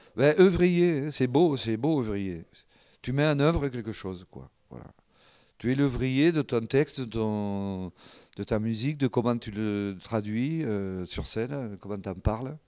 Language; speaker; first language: French; non-native, local second language; Occitan